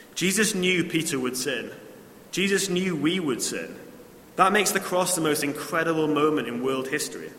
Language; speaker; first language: English; native; English